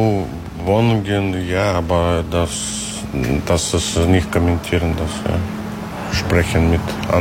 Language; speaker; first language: German; non-native, learner; Russian